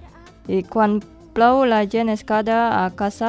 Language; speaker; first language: Catalan; non-native, learner; Indonesian